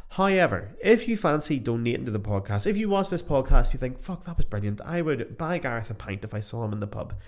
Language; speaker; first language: English; native; English